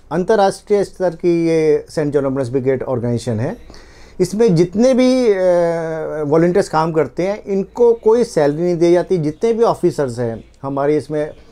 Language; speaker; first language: Hindi; native; Hindi